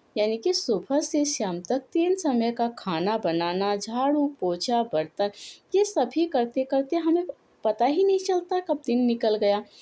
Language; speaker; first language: Hindi; native; Hindi